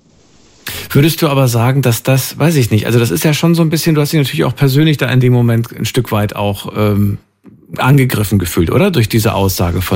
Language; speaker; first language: German; native; German